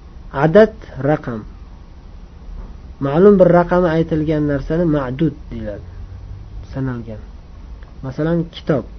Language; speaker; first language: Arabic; non-native, fluent; Uzbek